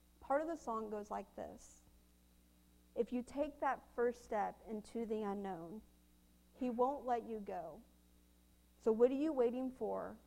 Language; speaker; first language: English; native; English